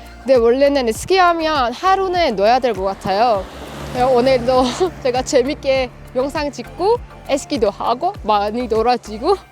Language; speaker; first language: Korean; non-native, learner; Persian